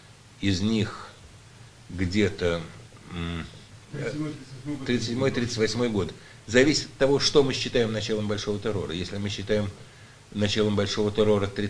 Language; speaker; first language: Russian; native; Russian